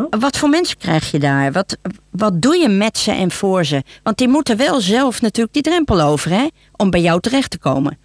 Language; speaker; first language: Dutch; native; Dutch